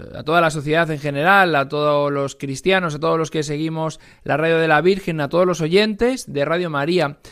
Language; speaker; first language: Spanish; native; Spanish